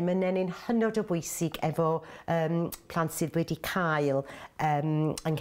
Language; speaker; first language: Welsh; native; Welsh